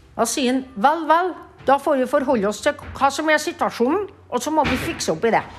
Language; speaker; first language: Norwegian; native; Norwegian